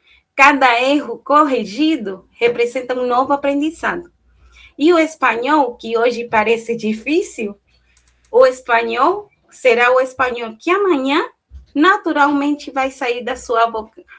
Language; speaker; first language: Portuguese; non-native, fluent; Spanish